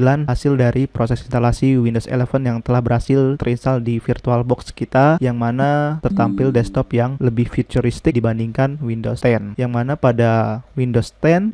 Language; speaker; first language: Indonesian; native; Indonesian